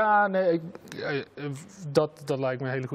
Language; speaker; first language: Dutch; native; Dutch